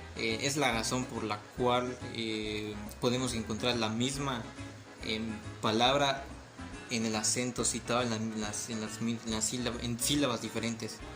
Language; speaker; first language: Spanish; native; Spanish